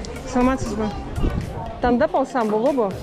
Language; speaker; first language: Kyrgyz; non-native, learner; Russian